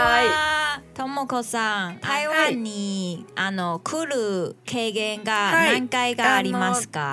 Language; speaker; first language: Japanese; non-native, learner; Chinese